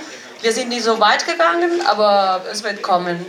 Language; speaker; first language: German; non-native, fluent; Galician